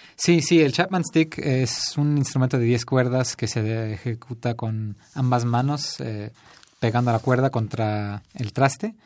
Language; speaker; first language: Spanish; early bilingual, heritage; Spanish